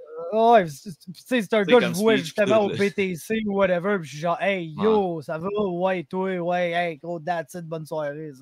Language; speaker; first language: French; native; French